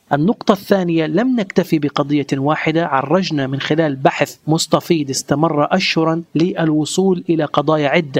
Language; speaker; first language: Arabic; native; Arabic